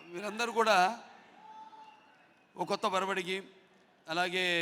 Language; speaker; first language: Telugu; native; Telugu